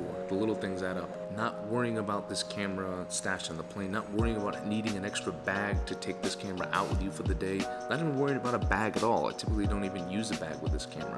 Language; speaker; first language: English; native; English